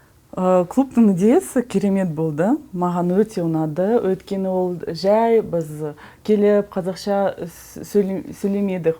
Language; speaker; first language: Kazakh; non-native, learner; Russian